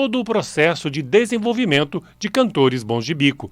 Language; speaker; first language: Portuguese; native; Portuguese